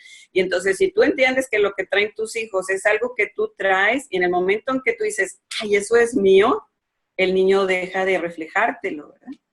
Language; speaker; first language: Spanish; native; Spanish